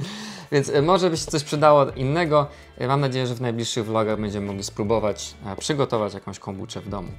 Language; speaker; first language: Polish; native; Polish